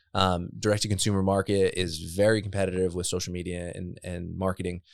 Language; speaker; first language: English; native; English